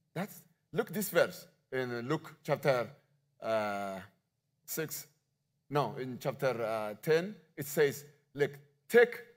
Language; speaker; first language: English; non-native, learner; Amharic